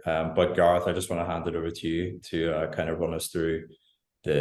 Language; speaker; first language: English; native; English